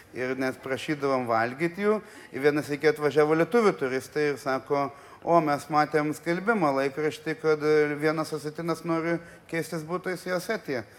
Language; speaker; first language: Lithuanian; early bilingual, other home language; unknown